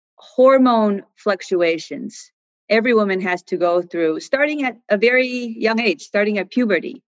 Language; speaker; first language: English; non-native, fluent; Chinese